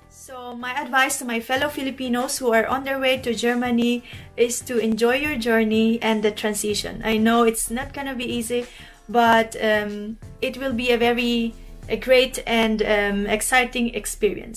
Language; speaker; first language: English; non-native, local second language; Filipino